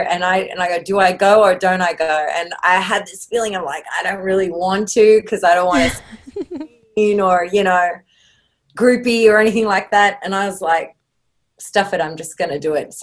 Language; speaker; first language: English; native; English